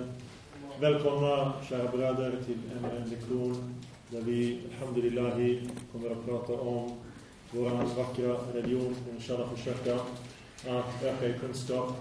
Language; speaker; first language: Swedish; early bilingual, other home language; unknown